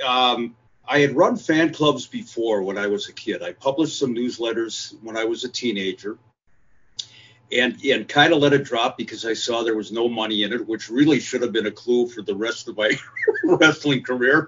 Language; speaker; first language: English; native; English